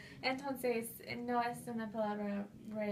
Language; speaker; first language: Spanish; non-native, fluent; English